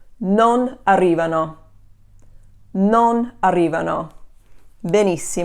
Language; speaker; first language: Italian; non-native, fluent; English